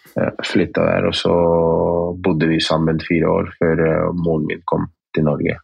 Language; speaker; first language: Norwegian; early bilingual, other home language; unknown